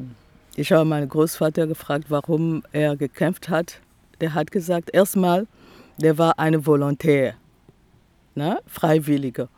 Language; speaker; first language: German; non-native, fluent; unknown